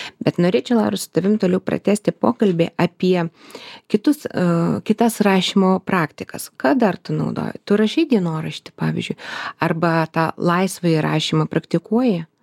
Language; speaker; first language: Lithuanian; non-native, local second language; Russian